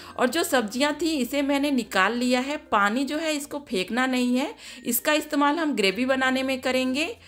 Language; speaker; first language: Hindi; native; Hindi